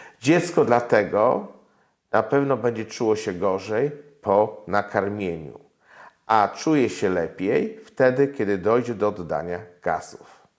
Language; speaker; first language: Polish; native; Polish